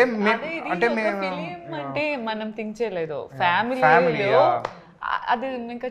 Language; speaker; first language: Telugu; non-native, learner; Malayalam